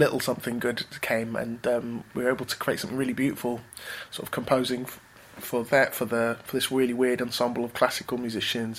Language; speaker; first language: English; native; English